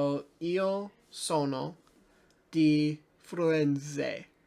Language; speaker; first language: Italian; non-native, learner; English